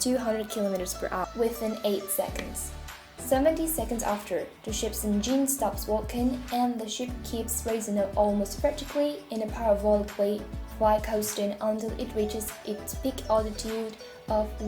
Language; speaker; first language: English; non-native, fluent; Spanish